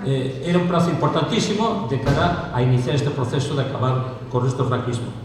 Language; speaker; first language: Spanish; non-native, local second language; Galician